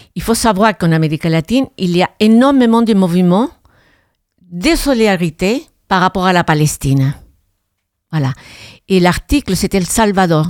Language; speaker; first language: French; non-native, fluent; Spanish